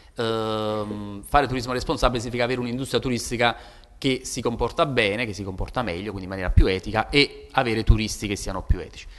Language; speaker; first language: Italian; native; Italian